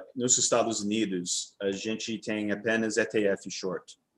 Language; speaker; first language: Portuguese; non-native, fluent; English